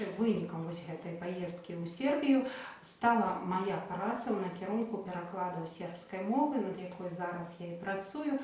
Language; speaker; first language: Belarusian; native; Belarusian